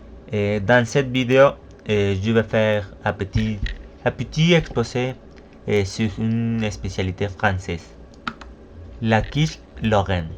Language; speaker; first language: French; non-native, learner; Spanish